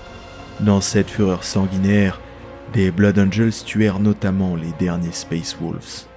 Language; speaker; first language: French; native; French